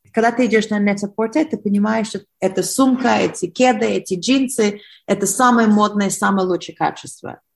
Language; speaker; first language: Russian; early bilingual, heritage; Russian